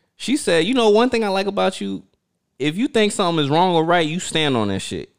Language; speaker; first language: English; early bilingual, other home language; Haitian Creole